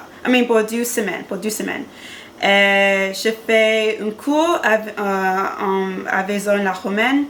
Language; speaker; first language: French; non-native, learner; English